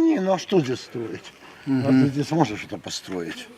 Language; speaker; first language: Russian; native; Russian